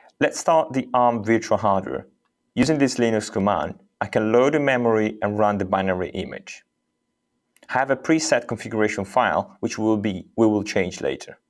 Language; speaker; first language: English; non-native, fluent; Italian